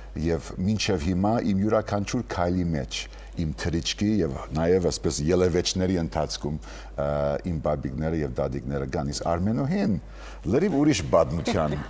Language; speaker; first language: Armenian; early bilingual, heritage; Armenian